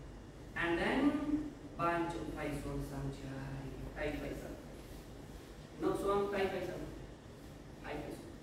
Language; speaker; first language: Vietnamese; non-native, learner; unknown